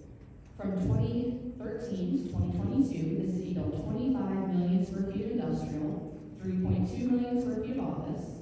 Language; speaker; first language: English; native; English